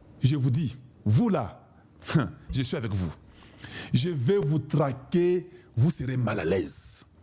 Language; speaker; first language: French; non-native, local second language; Lingala